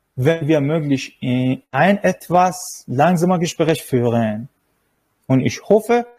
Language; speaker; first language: German; non-native, learner; Persian